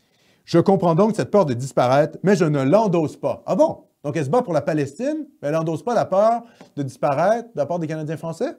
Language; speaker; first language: French; native; French